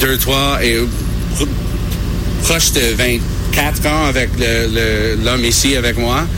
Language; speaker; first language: French; non-native, learner; English